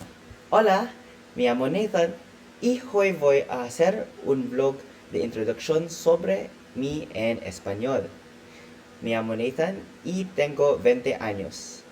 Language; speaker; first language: Spanish; non-native, learner; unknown